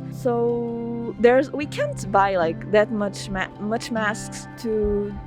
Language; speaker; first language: English; non-native, fluent; Portuguese